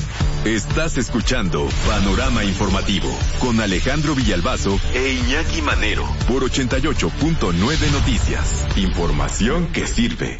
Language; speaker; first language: Spanish; native; Spanish